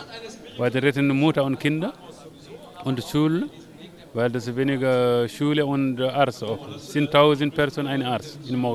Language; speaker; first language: German; non-native, learner; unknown